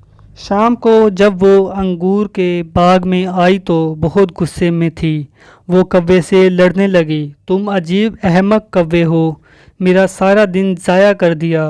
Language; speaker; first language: Urdu; native; Urdu